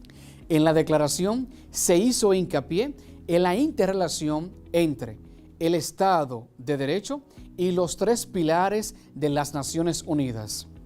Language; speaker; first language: Spanish; native; Spanish